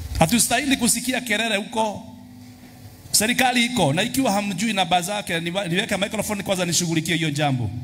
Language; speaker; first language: Swahili; non-native, local second language; Kikuyu